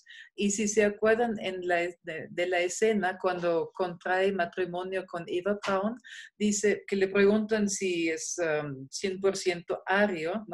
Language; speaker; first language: Spanish; non-native, fluent; German